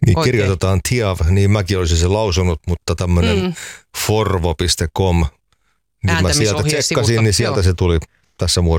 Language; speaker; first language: Finnish; native; Finnish